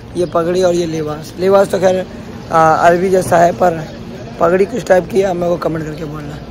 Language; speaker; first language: Hindi; native; Hindi